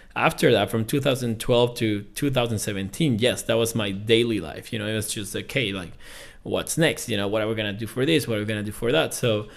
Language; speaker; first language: English; non-native, fluent; Spanish